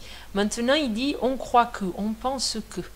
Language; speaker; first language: French; non-native, fluent; Portuguese